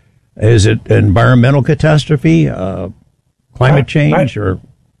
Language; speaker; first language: English; native; English